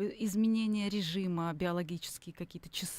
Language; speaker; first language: Russian; native; Russian